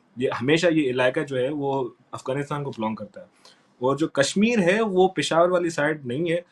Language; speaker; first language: Urdu; non-native, local second language; Sindhi